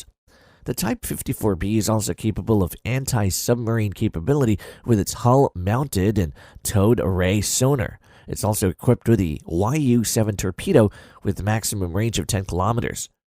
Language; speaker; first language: English; non-native, fluent; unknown